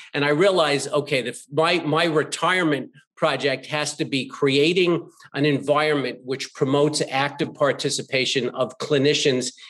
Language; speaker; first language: English; native; English